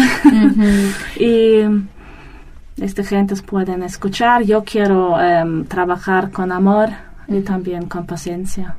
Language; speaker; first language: Spanish; non-native, learner; German